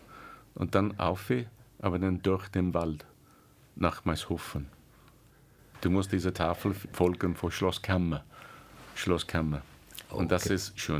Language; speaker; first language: German; non-native, learner; English